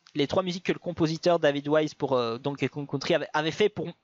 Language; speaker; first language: French; native; French